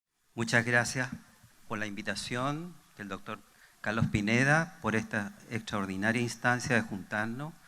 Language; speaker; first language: Spanish; native; Spanish